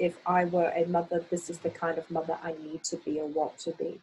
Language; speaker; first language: English; non-native, local second language; Cantonese